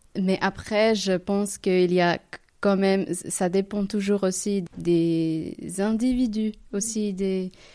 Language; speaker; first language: French; non-native, local second language; Tamil